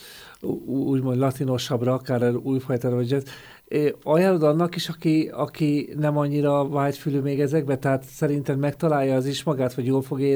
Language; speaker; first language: Hungarian; native; Hungarian